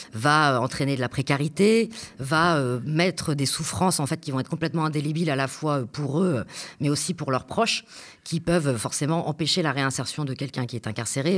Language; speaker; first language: French; native; French